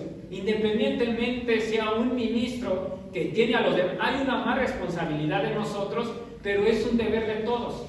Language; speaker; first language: Spanish; native; Spanish